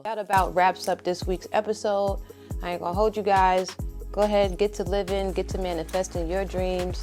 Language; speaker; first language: English; native; English